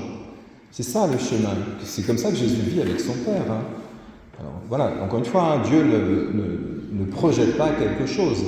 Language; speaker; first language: French; native; French